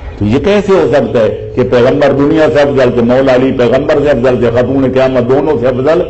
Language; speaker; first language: Urdu; non-native, local second language; Punjabi